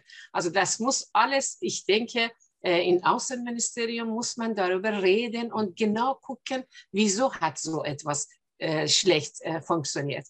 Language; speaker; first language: German; non-native, fluent; Persian